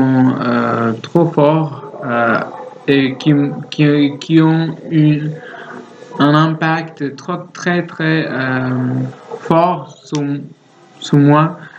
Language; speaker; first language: French; non-native, learner; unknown